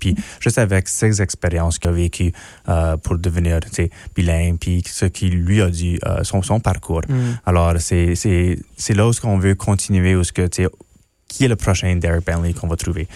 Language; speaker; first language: French; non-native, local second language; English